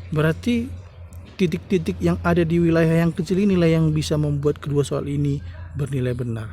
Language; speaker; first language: Indonesian; native; Indonesian